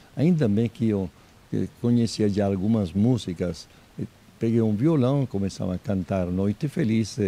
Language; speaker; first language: Portuguese; non-native, fluent; Italian